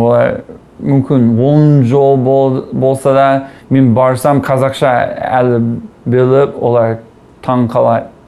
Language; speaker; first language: Kazakh; non-native, learner; English